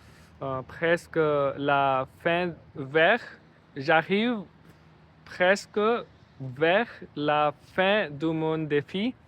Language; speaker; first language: French; non-native, learner; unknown